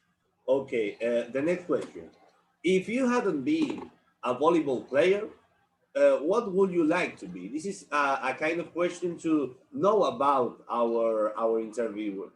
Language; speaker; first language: English; non-native, learner; Spanish